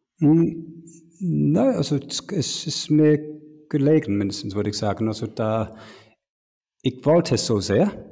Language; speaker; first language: German; non-native, fluent; English